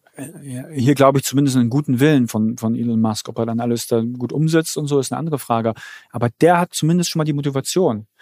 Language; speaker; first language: German; early bilingual, other home language; Polish